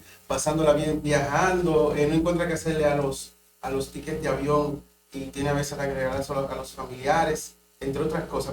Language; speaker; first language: Spanish; native; Spanish